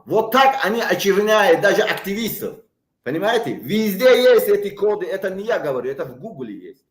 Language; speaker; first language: Russian; non-native, local second language; Tajik